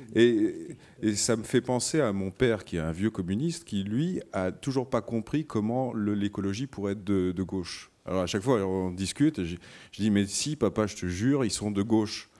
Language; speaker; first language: French; native; French